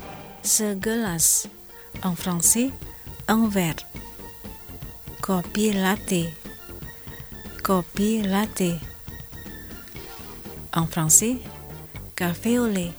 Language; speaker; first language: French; non-native, fluent; Indonesian